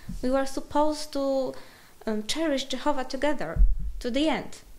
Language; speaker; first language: English; non-native, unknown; Polish